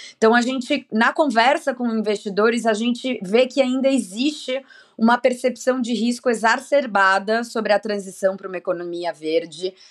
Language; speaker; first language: Portuguese; native; Portuguese